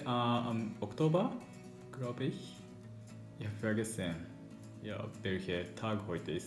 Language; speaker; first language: German; non-native, learner; Japanese